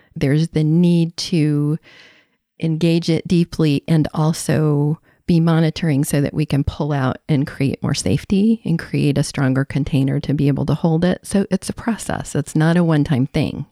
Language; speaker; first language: English; native; English